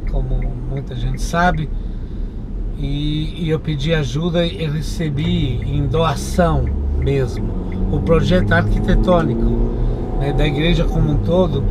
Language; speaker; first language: Portuguese; non-native, fluent; Italian